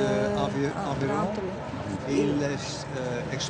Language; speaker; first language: French; non-native, learner; Dutch